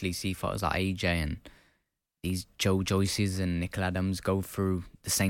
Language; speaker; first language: English; native; English